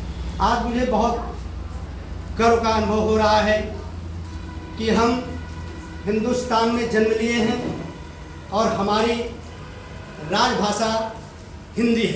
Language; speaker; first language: Hindi; native; Hindi